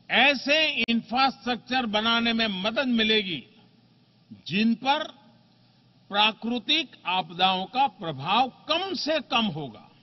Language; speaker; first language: Hindi; non-native, local second language; Gujarati